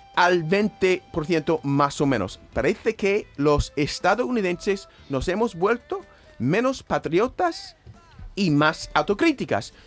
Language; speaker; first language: Spanish; non-native, fluent; English